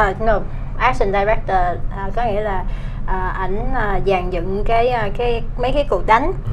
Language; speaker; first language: Vietnamese; early bilingual, heritage; Vietnamese